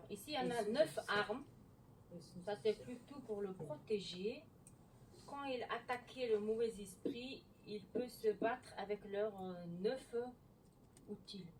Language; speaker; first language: French; non-native, learner; Mongolian